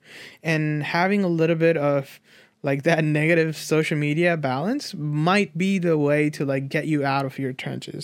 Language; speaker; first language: English; non-native, local second language; Nepali